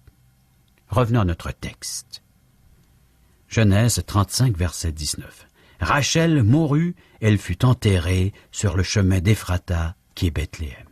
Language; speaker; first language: French; native; French